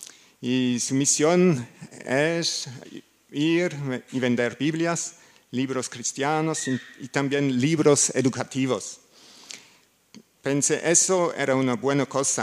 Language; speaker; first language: Spanish; non-native, learner; German